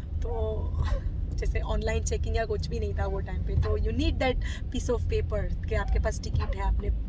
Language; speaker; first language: Hindi; non-native, local second language; Gujarati